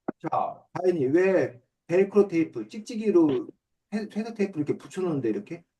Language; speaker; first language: Korean; native; Korean